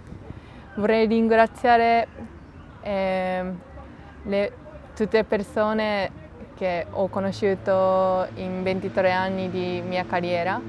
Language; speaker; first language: Italian; non-native, learner; Japanese